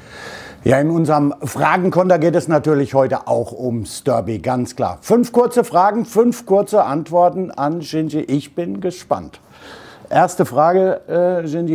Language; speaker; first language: German; native; German